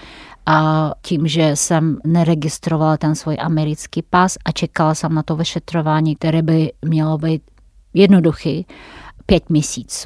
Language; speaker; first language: Czech; non-native, fluent; Russian